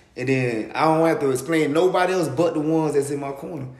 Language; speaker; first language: English; native; English